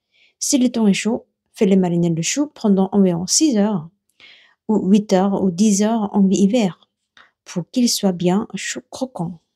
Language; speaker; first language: French; non-native, learner; Korean